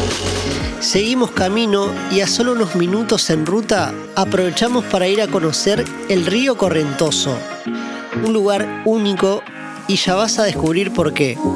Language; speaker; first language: Spanish; native; Spanish